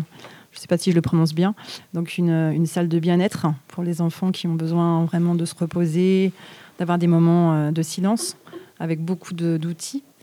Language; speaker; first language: French; native; French